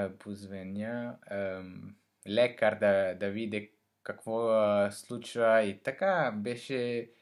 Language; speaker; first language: Bulgarian; non-native, learner; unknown